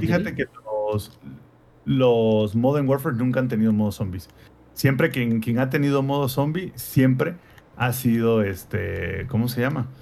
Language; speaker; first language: Spanish; native; Spanish